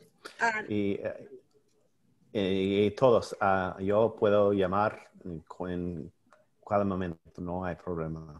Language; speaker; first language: Spanish; non-native, learner; English